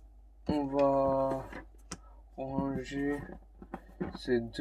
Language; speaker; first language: French; native; French